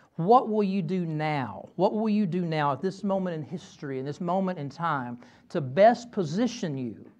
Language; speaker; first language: English; native; English